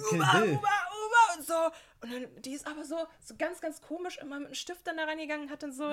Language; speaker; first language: German; native; German